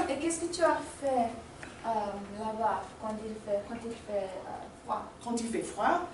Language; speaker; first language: French; non-native, learner; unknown